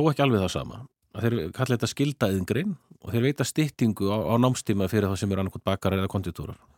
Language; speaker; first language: Icelandic; native; Icelandic